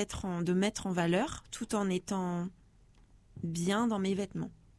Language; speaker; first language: French; native; French